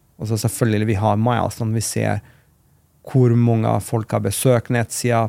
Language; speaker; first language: Norwegian; non-native, fluent; Macedonian